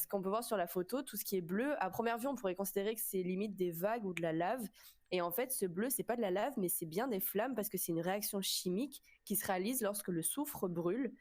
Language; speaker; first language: French; native; French